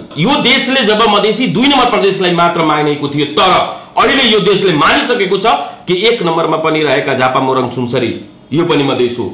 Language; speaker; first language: Nepali; non-native, local second language; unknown